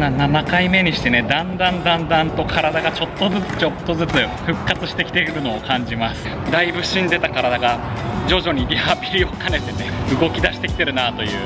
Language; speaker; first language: Japanese; native; Japanese